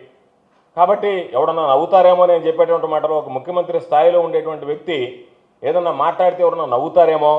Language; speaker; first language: Telugu; native; Telugu